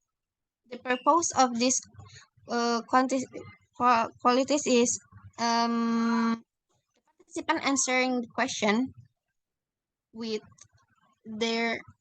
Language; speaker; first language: English; non-native, learner; Indonesian